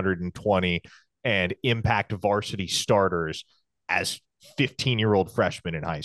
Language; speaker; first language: English; native; English